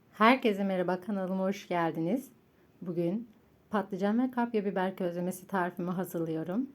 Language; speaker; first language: Turkish; native; Turkish